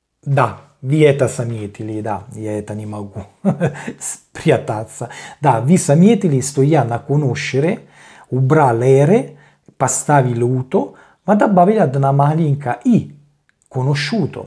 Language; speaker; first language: Russian; non-native, learner; Italian